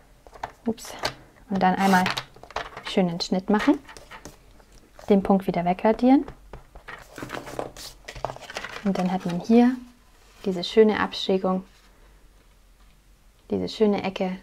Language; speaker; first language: German; native; German